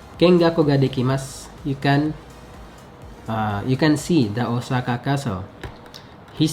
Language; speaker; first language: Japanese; non-native, fluent; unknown